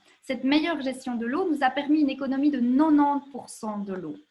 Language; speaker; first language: French; native; French